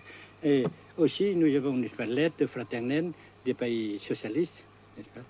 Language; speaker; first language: French; non-native, local second language; Vietnamese